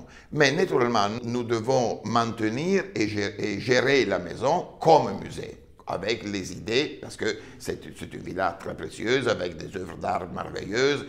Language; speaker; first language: French; non-native, fluent; Italian